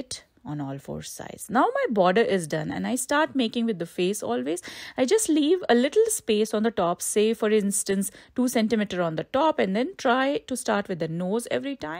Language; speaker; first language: English; non-native, local second language; Hindi